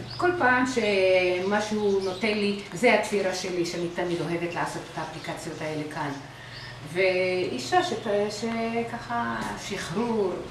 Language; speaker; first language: Hebrew; non-native, fluent; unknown